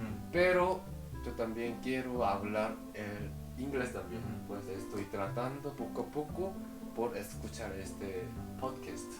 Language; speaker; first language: Spanish; non-native, fluent; Korean